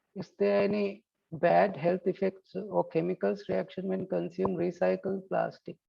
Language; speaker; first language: English; non-native, local second language; Sinhala